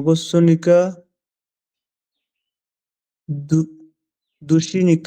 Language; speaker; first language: Korean; non-native, learner; Bangla